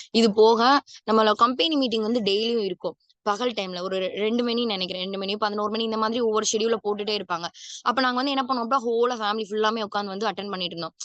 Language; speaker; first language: Tamil; native; Tamil